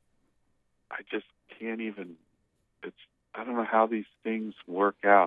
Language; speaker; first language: English; native; English